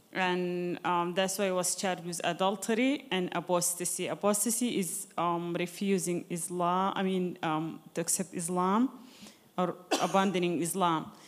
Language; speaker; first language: English; non-native, fluent; Arabic